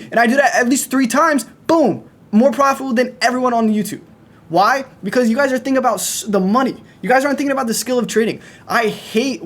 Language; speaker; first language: English; native; English